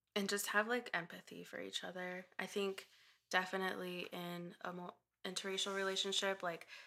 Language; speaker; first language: English; early bilingual, other home language; Spanish